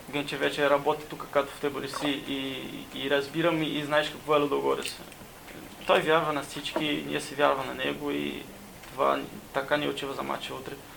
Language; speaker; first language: Bulgarian; non-native, learner; Portuguese